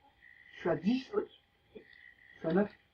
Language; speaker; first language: French; native; French